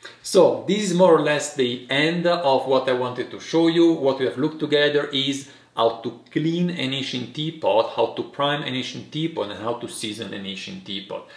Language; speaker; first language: English; non-native, fluent; Italian